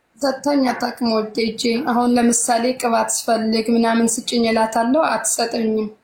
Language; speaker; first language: Amharic; native; Amharic